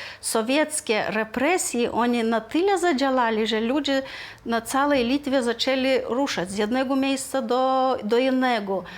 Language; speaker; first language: Polish; non-native, fluent; Lithuanian